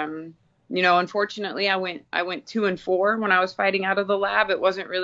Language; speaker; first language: English; native; English